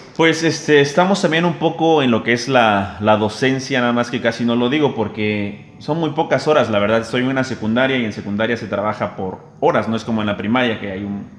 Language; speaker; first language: Spanish; native; Spanish